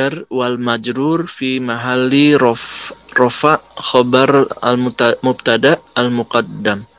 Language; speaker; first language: Arabic; non-native, learner; Indonesian